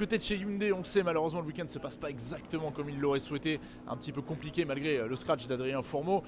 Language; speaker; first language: French; native; French